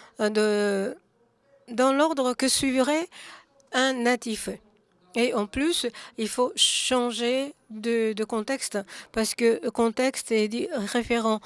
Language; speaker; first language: French; non-native, fluent; Japanese